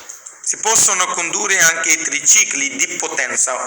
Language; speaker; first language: Italian; non-native, fluent; Punjabi